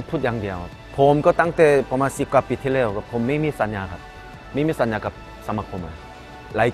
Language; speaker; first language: Thai; non-native, fluent; Korean